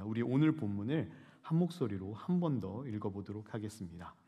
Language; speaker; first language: Korean; native; Korean